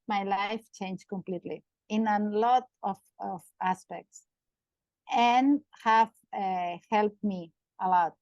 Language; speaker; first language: English; non-native, learner; Catalan